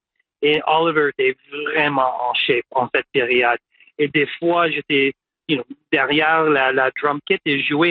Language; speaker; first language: French; non-native, local second language; English